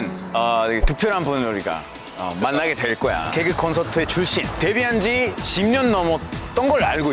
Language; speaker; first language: Korean; non-native, fluent; Spanish